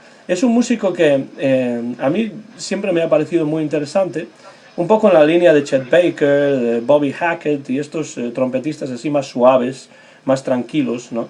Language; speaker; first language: Spanish; native; Spanish